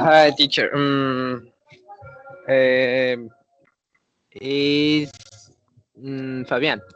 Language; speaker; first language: English; non-native, learner; Spanish